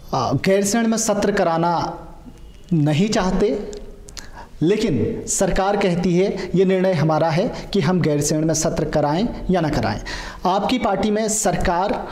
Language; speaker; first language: Hindi; native; Hindi